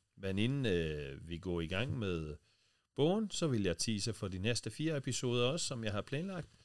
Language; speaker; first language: Danish; non-native, fluent; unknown